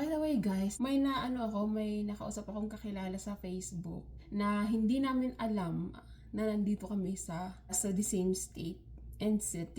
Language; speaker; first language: Filipino; non-native, local second language; Cebuano